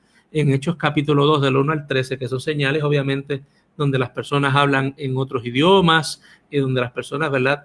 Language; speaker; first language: Spanish; native; Spanish